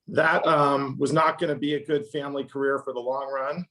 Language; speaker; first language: English; native; English